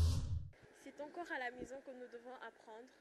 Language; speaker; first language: French; non-native, local second language; Lingala